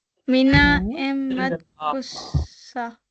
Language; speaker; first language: Finnish; non-native, learner; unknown